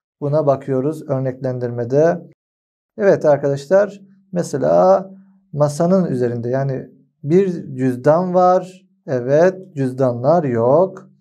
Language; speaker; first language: Turkish; non-native, fluent; Arabic